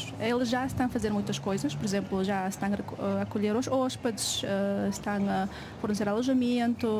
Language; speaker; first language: Portuguese; non-native, fluent; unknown